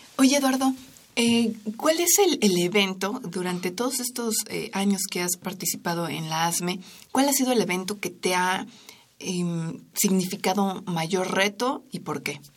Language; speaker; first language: Spanish; native; Spanish